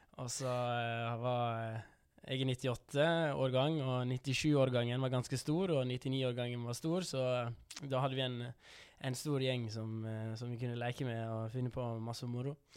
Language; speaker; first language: Norwegian; early bilingual, other home language; Dutch